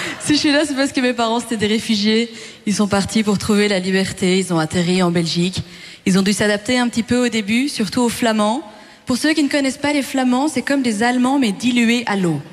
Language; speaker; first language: French; early bilingual, other home language; Persian